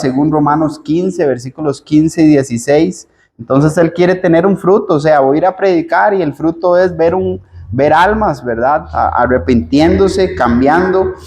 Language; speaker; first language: Spanish; native; Spanish